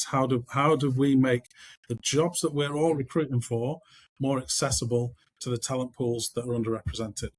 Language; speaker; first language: English; native; English